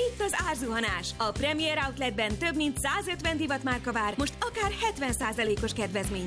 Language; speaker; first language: Hungarian; native; Hungarian